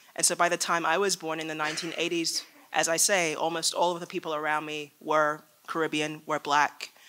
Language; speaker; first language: English; native; English